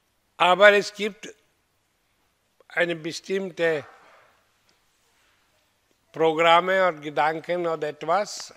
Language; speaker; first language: German; non-native, learner; Hindi